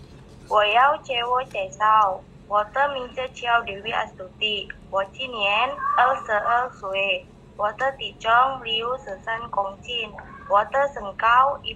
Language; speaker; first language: Chinese; non-native, learner; Indonesian